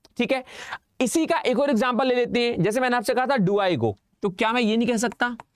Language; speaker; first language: Hindi; native; Hindi